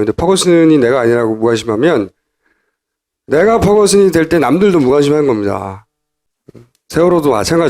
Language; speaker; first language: Korean; native; Korean